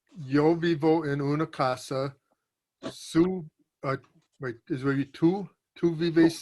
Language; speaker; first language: Spanish; non-native, learner; English